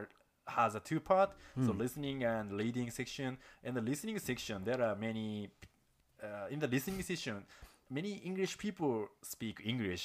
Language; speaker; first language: English; non-native, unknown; Japanese